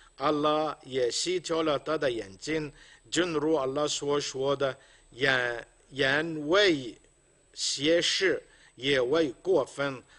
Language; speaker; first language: Chinese; non-native, fluent; Arabic